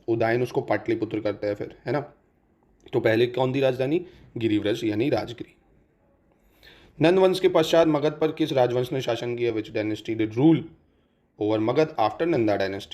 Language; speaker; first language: Hindi; native; Hindi